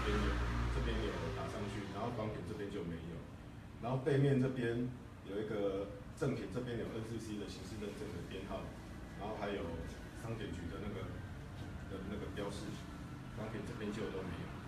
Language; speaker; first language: Chinese; native; Chinese